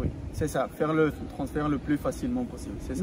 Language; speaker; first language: French; non-native, fluent; Spanish